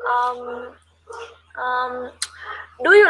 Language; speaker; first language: English; non-native, learner; Vietnamese